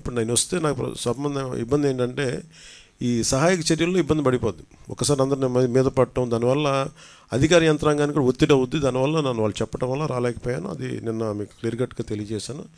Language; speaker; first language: Telugu; native; Telugu